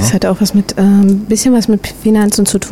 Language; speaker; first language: German; native; German